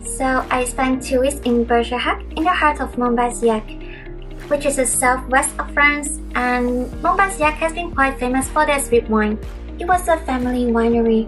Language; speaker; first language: English; non-native, local second language; Cantonese